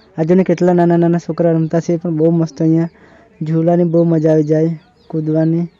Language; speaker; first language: Gujarati; non-native, local second language; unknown